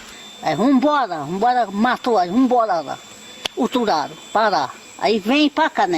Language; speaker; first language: Portuguese; non-native, local second language; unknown